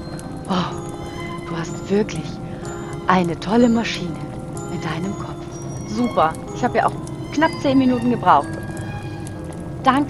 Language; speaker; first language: German; native; German